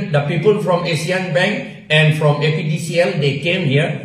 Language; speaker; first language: English; non-native, local second language; Assamese